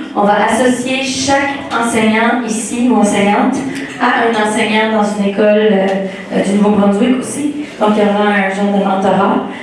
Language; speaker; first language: French; native; French